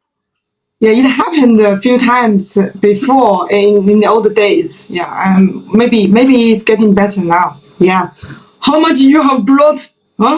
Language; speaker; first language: English; non-native, fluent; Chinese